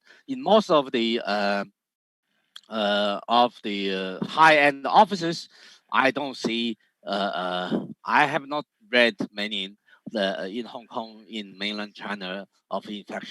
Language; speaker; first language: English; non-native, fluent; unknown